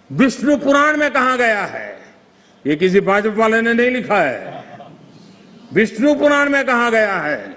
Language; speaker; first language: Hindi; non-native, local second language; Gujarati